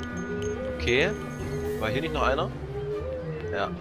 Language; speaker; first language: German; native; German